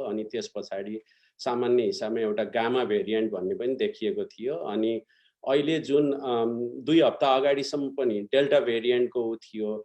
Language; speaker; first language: Nepali; native; Nepali